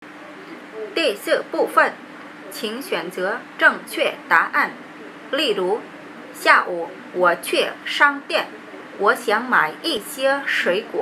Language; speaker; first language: Chinese; non-native, learner; Vietnamese